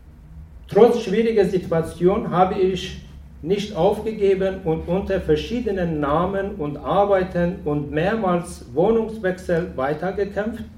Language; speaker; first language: German; non-native, fluent; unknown